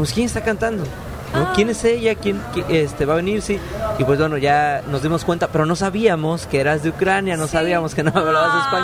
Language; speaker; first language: Spanish; native; Spanish